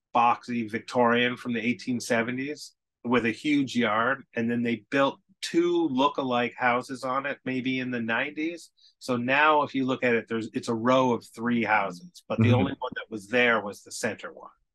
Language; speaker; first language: English; native; English